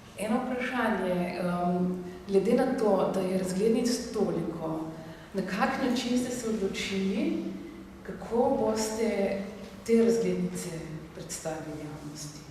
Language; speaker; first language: Slovenian; native; Slovenian